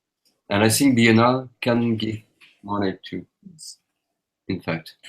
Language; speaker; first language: English; non-native, learner; French